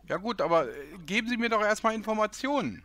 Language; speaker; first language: German; native; German